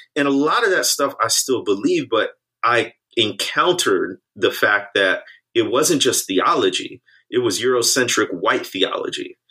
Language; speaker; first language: English; native; English